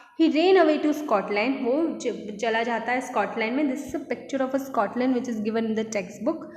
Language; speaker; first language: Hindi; non-native, local second language; Gujarati